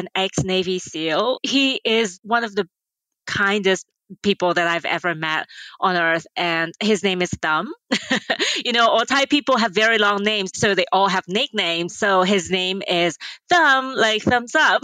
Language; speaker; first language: English; non-native, local second language; Cantonese